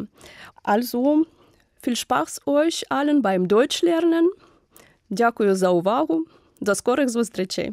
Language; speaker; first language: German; non-native, fluent; Ukrainian